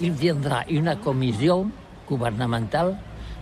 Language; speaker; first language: French; non-native, learner; Catalan